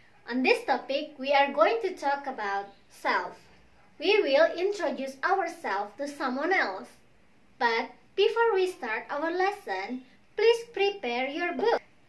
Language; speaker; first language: English; non-native, fluent; Indonesian